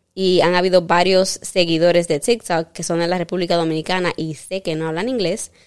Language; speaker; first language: Spanish; early bilingual, heritage; Spanish